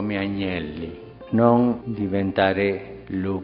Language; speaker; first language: Italian; non-native, fluent; Spanish